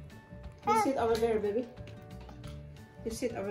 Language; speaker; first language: English; non-native, learner; Indonesian